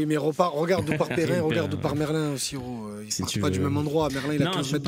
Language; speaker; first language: French; native; French